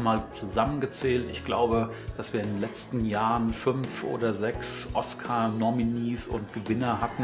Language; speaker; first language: German; native; German